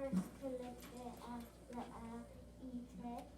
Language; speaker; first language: French; non-native, learner; English